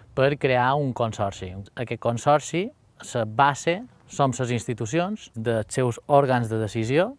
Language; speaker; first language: Catalan; native; Catalan